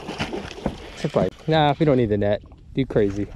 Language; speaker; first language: English; native; English